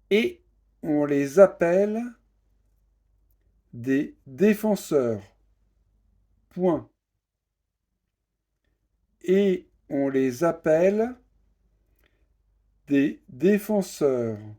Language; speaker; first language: French; native; French